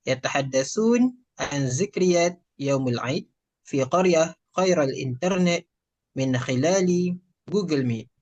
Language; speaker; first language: Arabic; non-native, learner; Malay